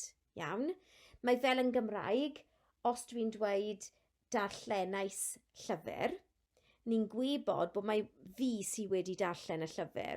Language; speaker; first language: Welsh; non-native, local second language; English